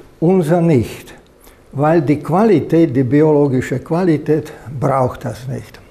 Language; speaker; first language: German; non-native, fluent; Slovak